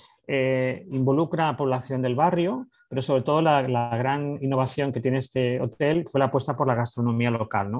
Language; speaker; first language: Spanish; native; Spanish